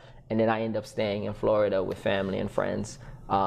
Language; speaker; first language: English; non-native, fluent; Haitian Creole